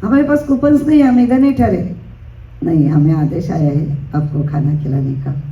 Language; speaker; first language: Hindi; non-native, local second language; Marathi